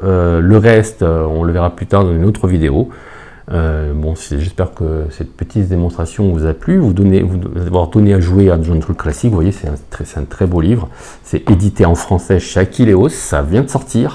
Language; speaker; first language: French; native; French